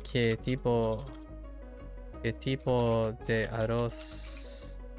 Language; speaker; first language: Spanish; non-native, learner; English